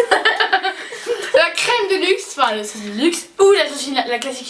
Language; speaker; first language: French; native; French